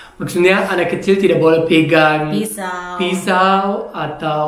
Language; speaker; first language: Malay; non-native, fluent; German